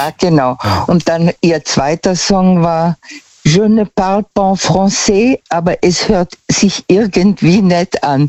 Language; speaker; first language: German; native; German